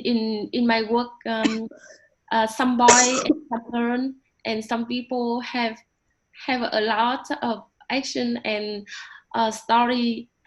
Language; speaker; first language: English; non-native, learner; Vietnamese